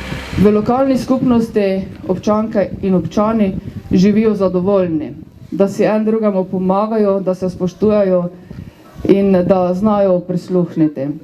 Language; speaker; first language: Slovenian; native; Slovenian